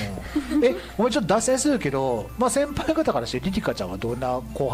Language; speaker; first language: Japanese; native; Japanese